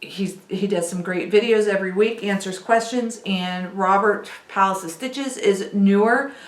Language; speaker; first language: English; native; English